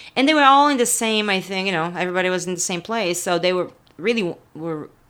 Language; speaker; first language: English; non-native, fluent; Polish